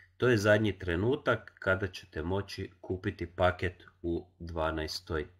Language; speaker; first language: Croatian; non-native, local second language; Hungarian